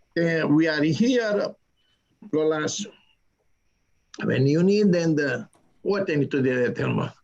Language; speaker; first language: English; non-native, learner; Italian